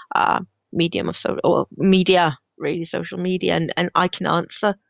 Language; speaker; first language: English; non-native, fluent; Danish